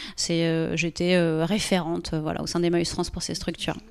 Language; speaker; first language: French; native; French